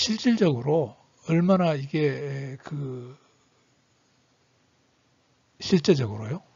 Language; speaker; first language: Korean; native; Korean